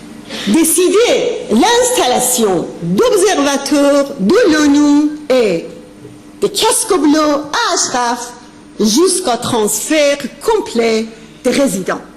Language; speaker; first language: French; non-native, fluent; Persian